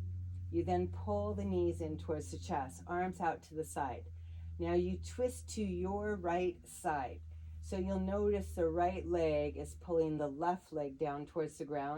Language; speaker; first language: English; native; English